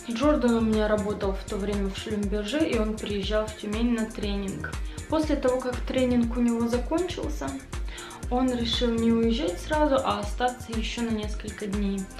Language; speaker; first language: Russian; native; Russian